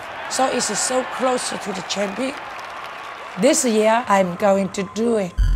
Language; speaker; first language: English; non-native, learner; Chinese